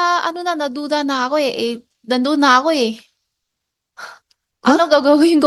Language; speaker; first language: Filipino; non-native, learner; Chinese